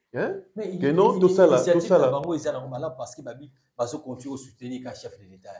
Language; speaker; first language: French; non-native, local second language; Lingala